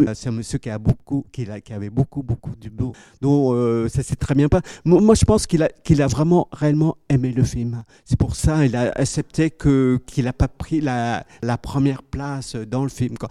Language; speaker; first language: French; early bilingual, other home language; Khmer